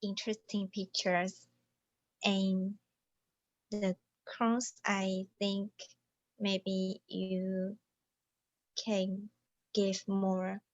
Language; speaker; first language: English; non-native, learner; Chinese